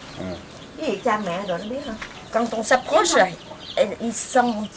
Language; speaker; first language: French; non-native, fluent; Vietnamese